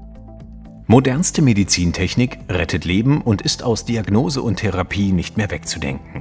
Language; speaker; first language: German; native; German